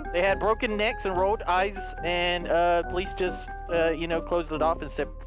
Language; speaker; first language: English; native; English